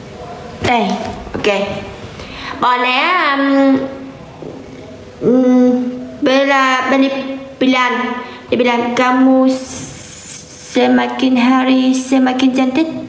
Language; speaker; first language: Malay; non-native, learner; Vietnamese